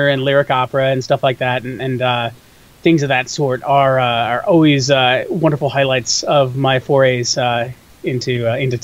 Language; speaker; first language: English; native; English